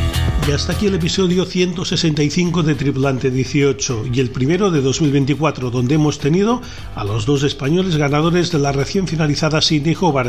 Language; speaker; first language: Spanish; native; Spanish